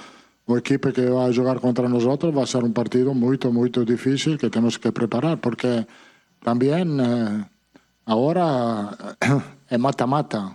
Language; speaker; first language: Portuguese; non-native, fluent; Italian